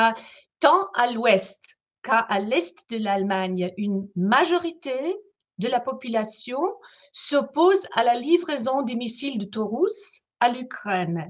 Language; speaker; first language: French; non-native, fluent; German